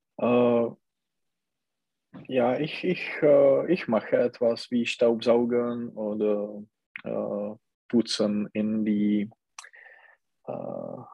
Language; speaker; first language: German; non-native, learner; Czech